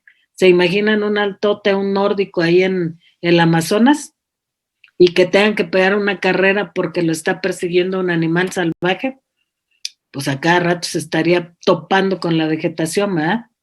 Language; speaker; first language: Spanish; native; Spanish